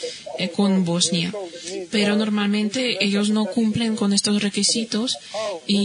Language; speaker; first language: Spanish; non-native, fluent; Bosnian